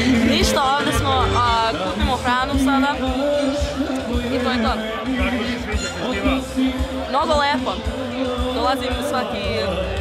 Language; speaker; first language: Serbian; early bilingual, heritage; Serbian